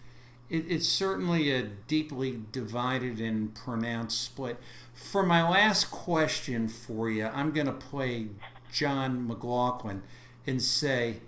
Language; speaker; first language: English; native; English